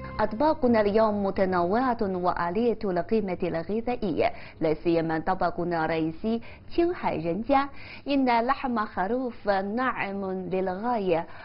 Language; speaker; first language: Arabic; non-native, fluent; Chinese